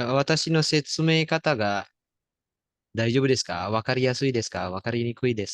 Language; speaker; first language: Japanese; non-native, fluent; Indonesian